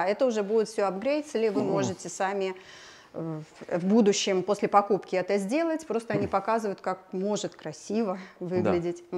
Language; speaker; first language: Russian; native; Russian